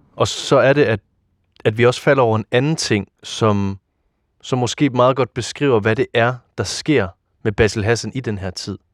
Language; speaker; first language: Danish; native; Danish